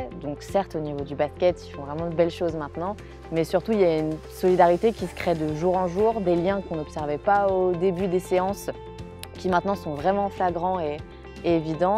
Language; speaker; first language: French; native; French